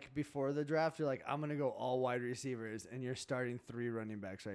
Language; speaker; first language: English; native; English